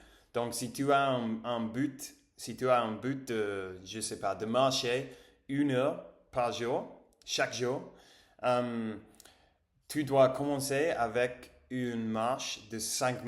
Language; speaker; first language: French; non-native, learner; English